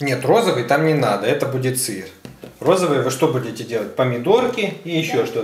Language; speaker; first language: Russian; native; Russian